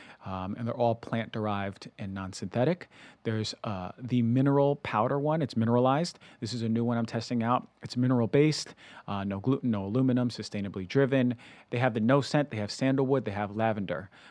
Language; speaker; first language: English; native; English